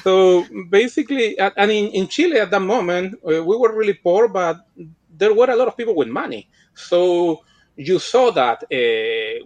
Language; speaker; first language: English; non-native, fluent; Spanish